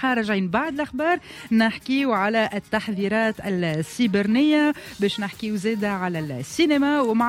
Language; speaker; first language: Arabic; native; Arabic